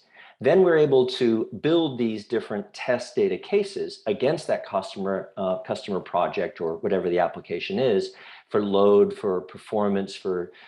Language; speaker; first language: English; native; English